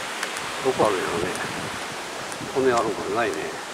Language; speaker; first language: Japanese; native; Japanese